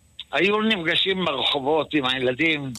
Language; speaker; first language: Spanish; early bilingual, heritage; Ladino